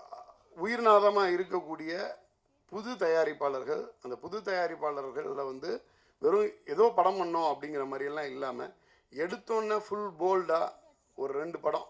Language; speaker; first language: Tamil; native; Tamil